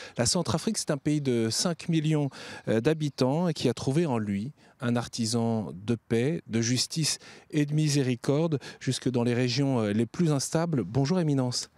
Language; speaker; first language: French; native; French